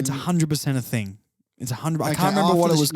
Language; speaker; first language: English; native; English